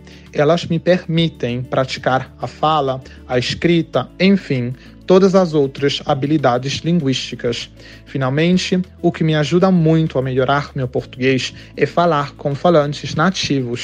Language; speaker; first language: Portuguese; non-native, fluent; Italian